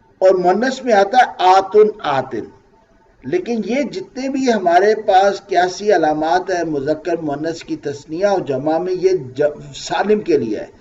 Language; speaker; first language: Urdu; native; Urdu